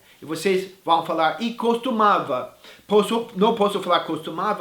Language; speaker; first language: Portuguese; non-native, fluent; English